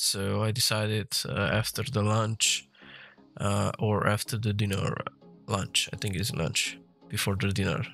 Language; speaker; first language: English; non-native, fluent; Slovenian